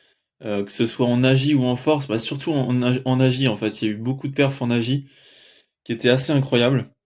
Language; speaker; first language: French; native; French